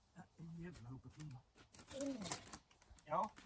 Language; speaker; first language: Swedish; native; Swedish